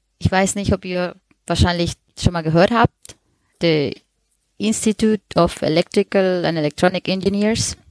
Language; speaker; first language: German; non-native, fluent; Spanish